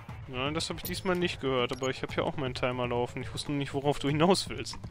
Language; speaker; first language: German; native; German